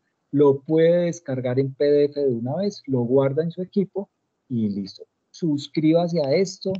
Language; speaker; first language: Spanish; native; Spanish